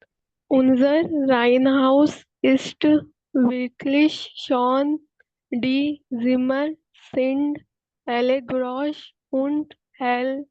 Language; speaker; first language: German; non-native, learner; Hindi